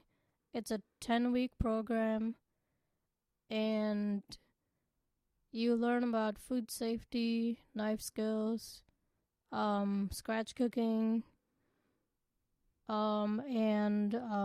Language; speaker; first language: English; non-native, local second language; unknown